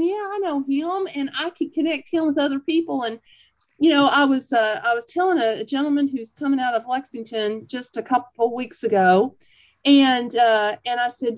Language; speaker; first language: English; native; English